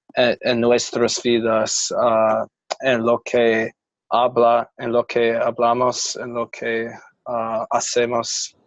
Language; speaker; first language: Spanish; non-native, learner; English